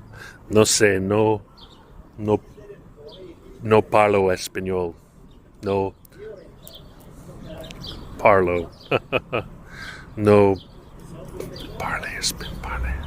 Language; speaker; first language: Spanish; non-native, learner; English